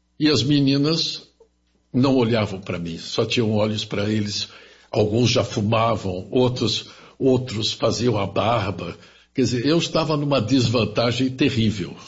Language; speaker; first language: Portuguese; early bilingual, other home language; German